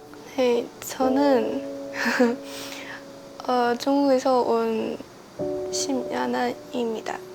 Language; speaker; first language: Korean; non-native, learner; Chinese